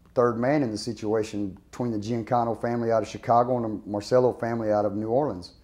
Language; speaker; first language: English; native; English